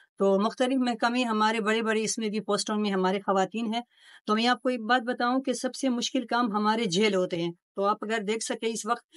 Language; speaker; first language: Urdu; non-native, local second language; Pashto